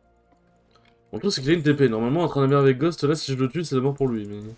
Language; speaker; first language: French; native; French